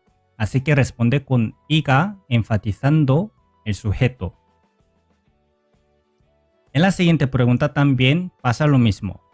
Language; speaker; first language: Spanish; non-native, fluent; Korean